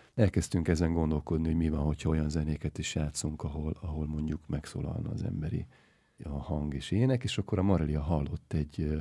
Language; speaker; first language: Hungarian; native; Hungarian